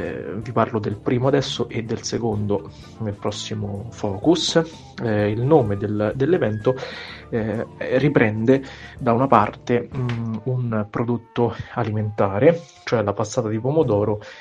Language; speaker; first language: Italian; native; Italian